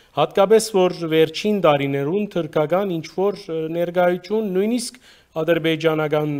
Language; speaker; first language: Armenian; early bilingual, heritage; Armenian